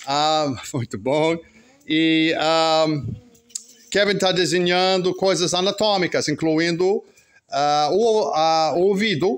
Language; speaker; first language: Portuguese; non-native, fluent; English